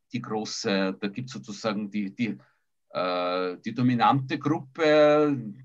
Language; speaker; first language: German; early bilingual, other home language; Russian